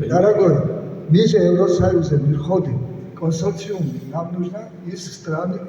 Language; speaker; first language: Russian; non-native, fluent; Georgian